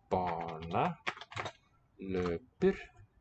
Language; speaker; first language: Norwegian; non-native, learner; English